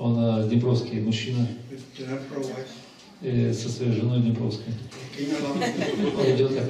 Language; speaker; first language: Russian; native; Russian